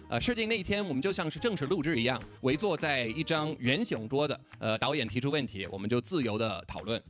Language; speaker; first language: Chinese; non-native, fluent; English